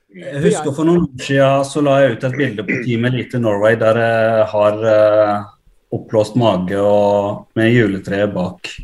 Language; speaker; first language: Norwegian; native; Norwegian